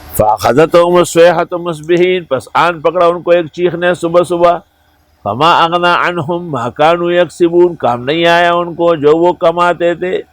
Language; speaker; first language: Urdu; non-native, local second language; Pashto